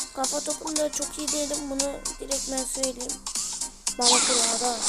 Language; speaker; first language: Turkish; native; Turkish